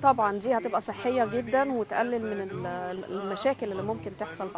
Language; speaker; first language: Arabic; native; Arabic